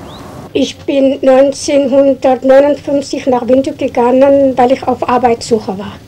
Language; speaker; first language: German; non-native, local second language; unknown